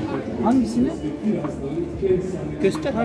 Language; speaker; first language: Turkish; native; Turkish